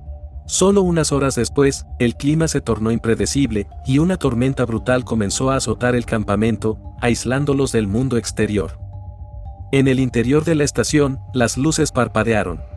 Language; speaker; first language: Spanish; native; Spanish